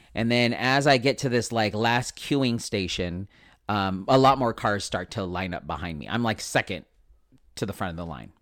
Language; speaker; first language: English; native; English